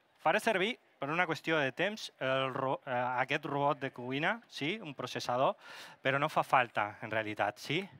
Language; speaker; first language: Catalan; non-native, local second language; Spanish